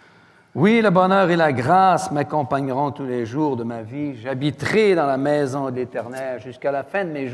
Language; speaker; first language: French; native; French